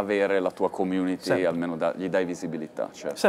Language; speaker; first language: Italian; native; Italian